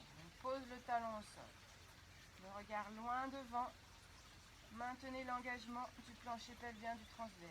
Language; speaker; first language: French; native; French